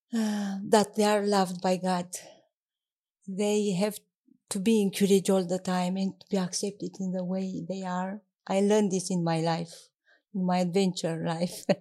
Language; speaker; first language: English; non-native, learner; Romanian